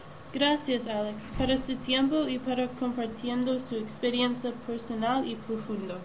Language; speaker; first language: Spanish; non-native, learner; English